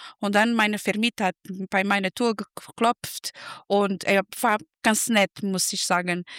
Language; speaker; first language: German; non-native, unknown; Portuguese